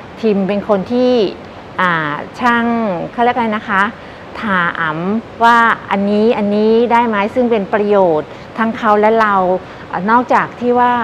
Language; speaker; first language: Thai; native; Thai